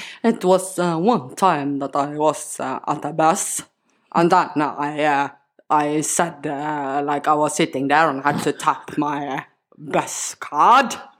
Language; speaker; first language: English; non-native, learner; Norwegian